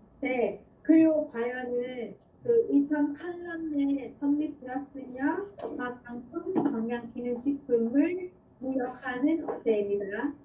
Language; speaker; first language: Korean; non-native, fluent; Vietnamese